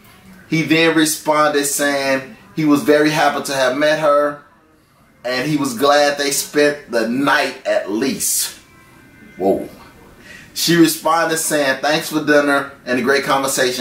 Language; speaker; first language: English; native; English